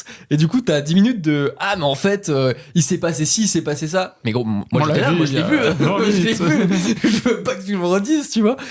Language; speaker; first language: French; native; French